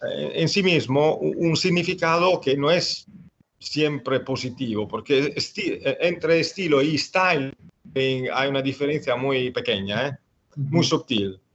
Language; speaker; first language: Spanish; non-native, fluent; Italian